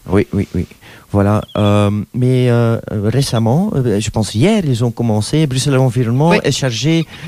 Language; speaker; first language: French; non-native, local second language; Dutch